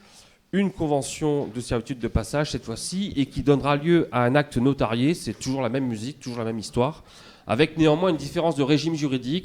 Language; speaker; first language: French; native; French